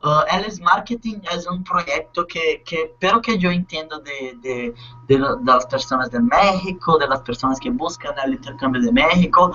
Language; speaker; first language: Spanish; non-native, learner; Portuguese